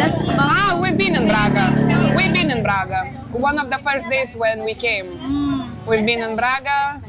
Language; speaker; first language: English; non-native, learner; Lithuanian